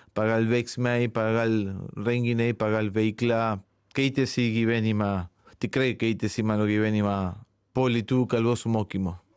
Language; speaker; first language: Lithuanian; non-native, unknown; Spanish